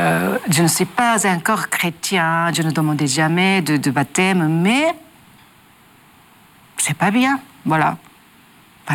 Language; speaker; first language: French; non-native, learner; Japanese